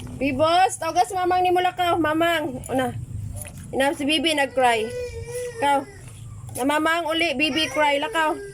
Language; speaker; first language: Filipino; non-native, local second language; Cebuano